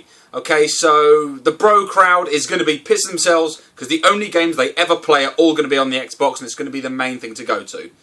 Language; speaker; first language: English; native; English